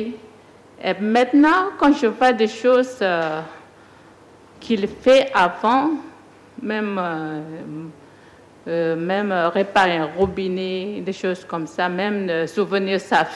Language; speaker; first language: French; non-native, learner; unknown